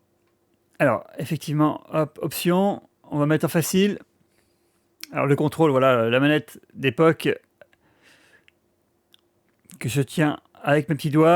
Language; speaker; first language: French; native; French